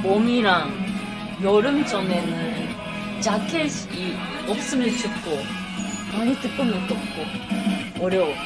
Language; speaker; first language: Korean; non-native, fluent; Japanese